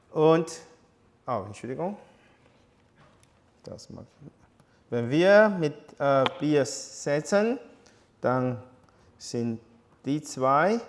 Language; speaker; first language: German; non-native, fluent; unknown